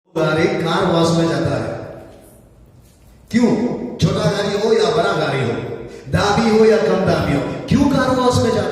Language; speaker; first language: Hindi; non-native, local second language; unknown